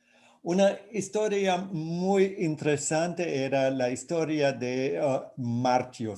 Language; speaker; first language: Spanish; non-native, fluent; German